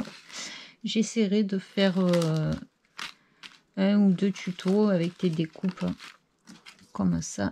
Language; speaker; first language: French; native; French